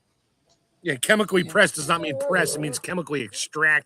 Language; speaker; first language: English; native; English